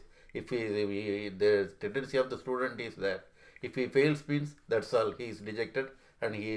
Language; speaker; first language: English; non-native, local second language; Tamil